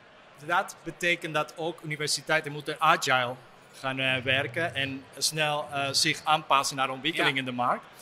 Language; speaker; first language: Dutch; non-native, fluent; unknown